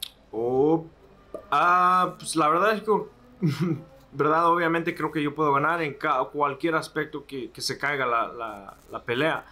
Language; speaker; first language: Spanish; early bilingual, heritage; Spanish